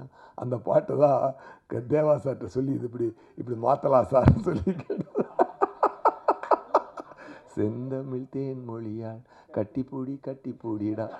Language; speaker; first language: Tamil; native; Tamil